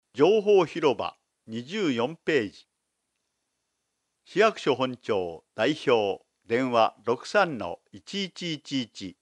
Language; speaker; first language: Japanese; native; Japanese